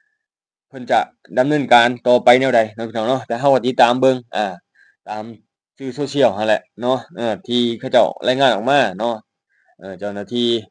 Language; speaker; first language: Thai; non-native, local second language; Northeastern Thai